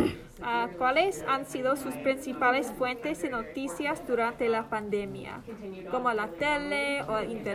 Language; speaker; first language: Spanish; non-native, learner; English